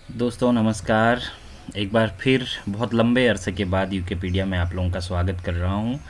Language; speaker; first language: Hindi; native; Hindi